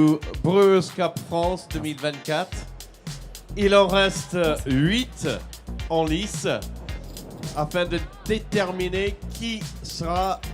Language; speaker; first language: French; native; French